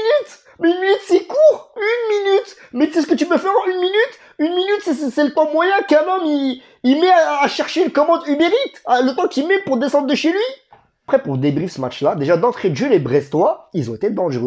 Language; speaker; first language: French; native; French